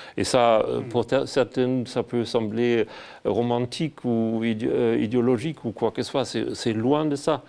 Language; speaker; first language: French; non-native, fluent; German